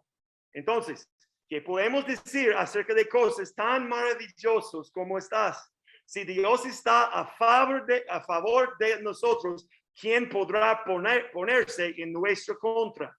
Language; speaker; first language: Spanish; non-native, learner; English